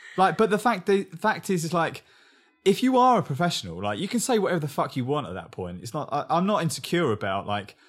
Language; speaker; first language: English; native; English